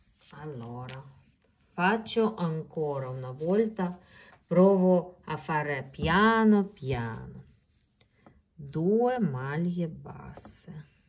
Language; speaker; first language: Italian; non-native, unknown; Ukrainian